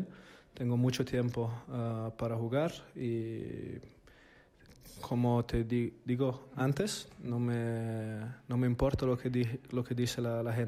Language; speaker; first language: Spanish; non-native, fluent; Italian